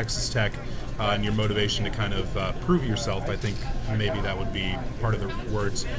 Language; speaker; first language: English; native; English